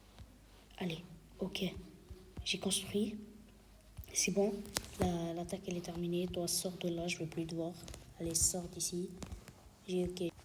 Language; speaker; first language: French; native; French